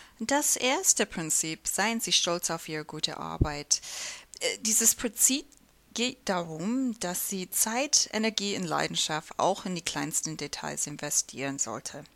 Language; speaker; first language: German; non-native, fluent; English